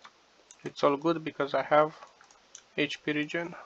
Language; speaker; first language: English; non-native, fluent; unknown